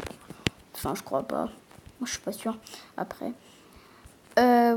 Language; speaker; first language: French; native; French